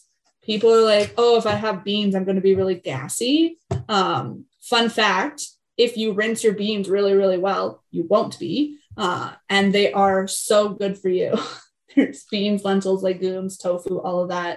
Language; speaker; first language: English; native; English